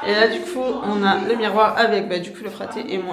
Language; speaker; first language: French; native; French